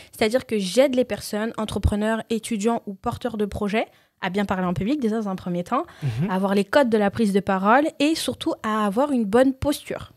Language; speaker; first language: French; early bilingual, other home language; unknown